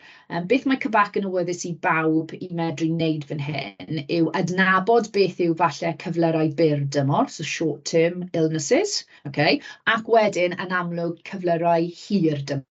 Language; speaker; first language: Welsh; native; Welsh